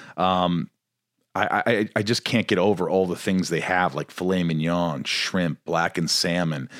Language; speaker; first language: English; native; English